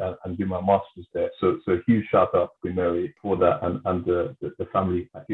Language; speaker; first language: English; native; English